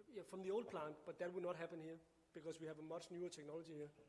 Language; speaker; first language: English; non-native, fluent; Danish